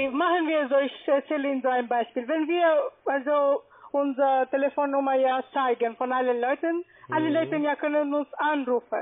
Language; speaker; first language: German; non-native, fluent; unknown